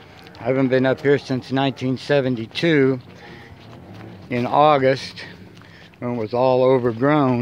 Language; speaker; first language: English; native; English